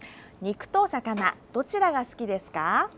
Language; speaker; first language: Japanese; non-native, fluent; Korean